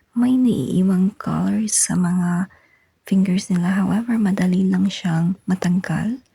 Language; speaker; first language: Filipino; native; Filipino